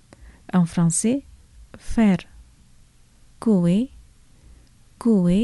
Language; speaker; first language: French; non-native, fluent; Indonesian